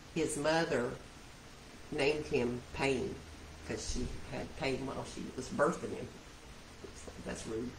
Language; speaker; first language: English; native; English